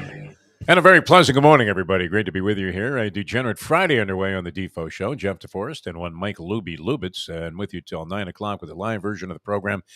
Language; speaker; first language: English; native; English